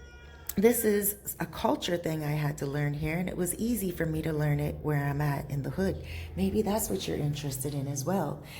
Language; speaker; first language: English; native; English